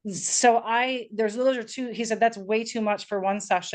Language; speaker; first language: English; native; English